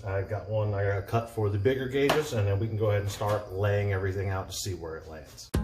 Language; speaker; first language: English; native; English